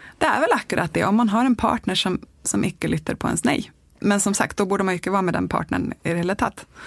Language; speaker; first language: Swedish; native; Swedish